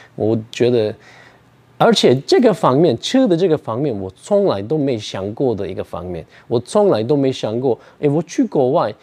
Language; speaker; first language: Chinese; non-native, fluent; Turkish